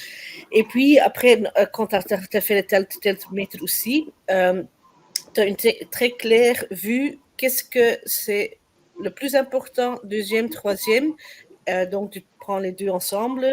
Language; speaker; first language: French; non-native, learner; Dutch